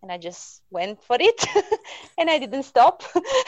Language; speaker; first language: English; non-native, fluent; Italian